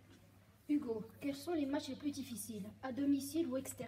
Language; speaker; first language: French; native; French